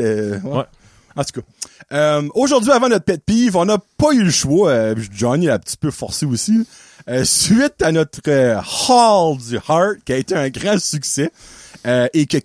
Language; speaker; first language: French; native; French